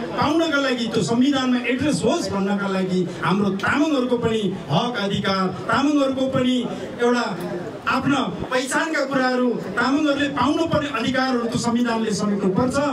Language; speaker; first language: Nepali; non-native, local second language; Eastern Tamang